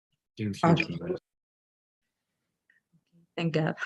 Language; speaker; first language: English; non-native, fluent; Spanish